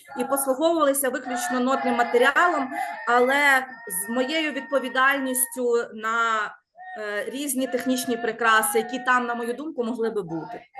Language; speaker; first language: Ukrainian; native; Ukrainian